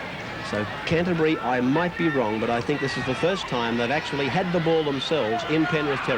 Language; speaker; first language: English; native; English